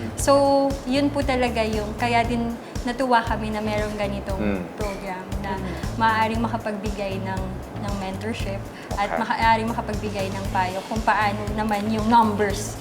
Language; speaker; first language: Filipino; native; Filipino